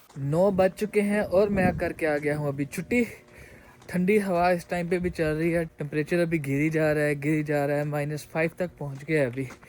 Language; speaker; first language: Urdu; non-native, local second language; Punjabi